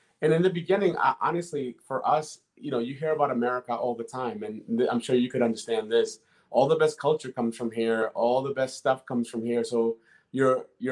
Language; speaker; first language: English; early bilingual, other home language; Spanish